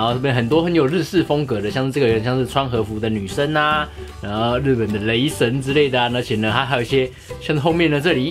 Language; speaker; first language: Chinese; native; Chinese